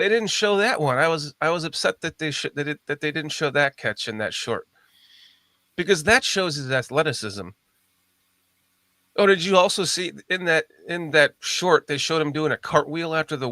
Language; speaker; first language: English; native; English